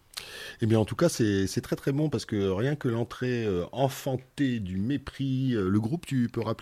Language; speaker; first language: French; native; French